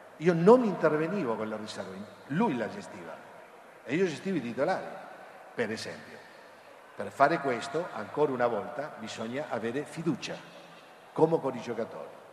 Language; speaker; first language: Italian; non-native, fluent; Spanish